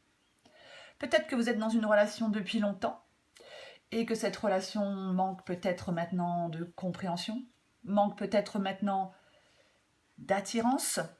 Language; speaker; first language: French; native; French